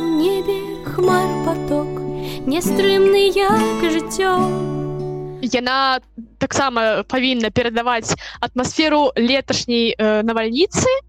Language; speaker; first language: Belarusian; non-native, local second language; Russian